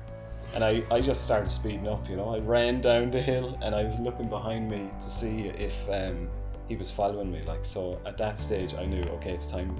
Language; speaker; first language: English; native; English